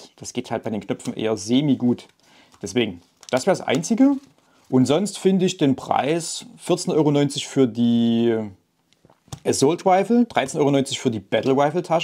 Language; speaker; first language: German; native; German